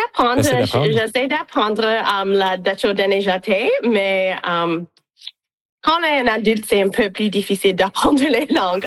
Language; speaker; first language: French; non-native, local second language; English